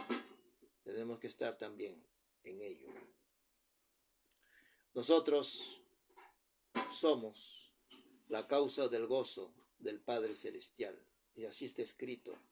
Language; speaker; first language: Spanish; native; Spanish